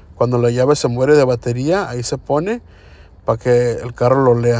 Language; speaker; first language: Spanish; early bilingual, heritage; Spanish